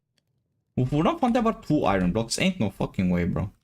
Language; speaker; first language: Norwegian; native; Norwegian